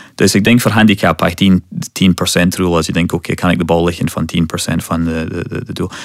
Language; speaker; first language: Dutch; non-native, fluent; English